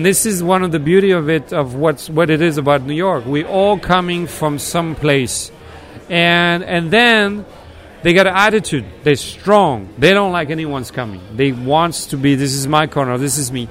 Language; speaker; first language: English; non-native, fluent; French